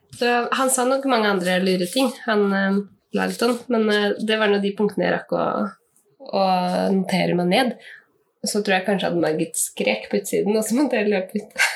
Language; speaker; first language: Norwegian; native; Norwegian